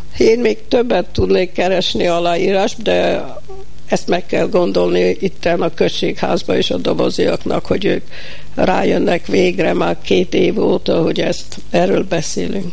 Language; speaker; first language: Hungarian; early bilingual, heritage; Hungarian